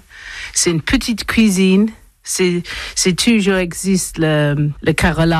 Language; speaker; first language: French; non-native, learner; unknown